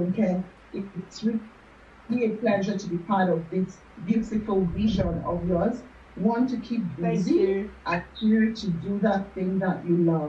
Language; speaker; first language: English; non-native, local second language; Yoruba